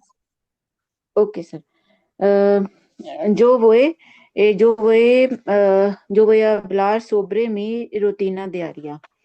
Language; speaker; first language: Spanish; non-native, learner; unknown